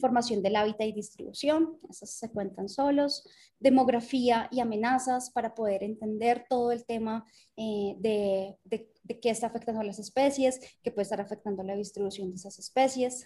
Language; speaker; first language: Spanish; native; Spanish